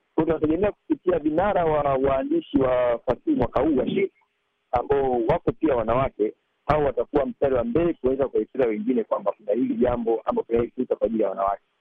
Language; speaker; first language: Swahili; native; Swahili